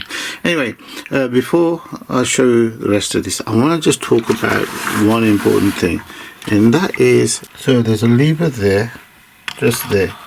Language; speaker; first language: English; native; English